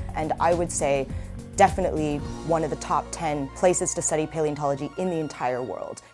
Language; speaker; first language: English; native; English